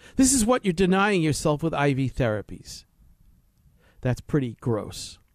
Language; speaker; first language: English; native; English